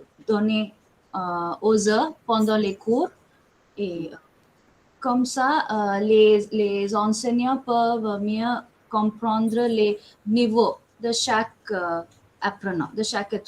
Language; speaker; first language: French; non-native, fluent; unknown